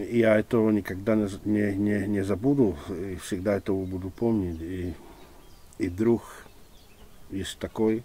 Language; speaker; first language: Russian; non-native, fluent; Czech